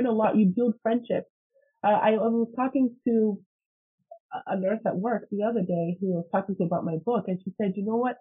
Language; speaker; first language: English; non-native, local second language; Igbo